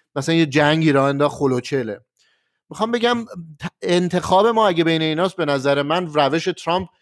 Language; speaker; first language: Persian; native; Persian